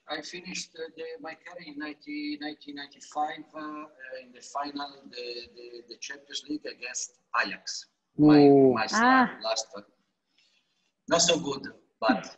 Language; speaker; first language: English; non-native, learner; Italian